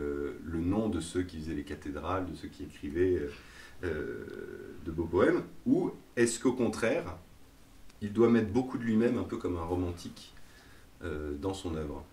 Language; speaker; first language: French; native; French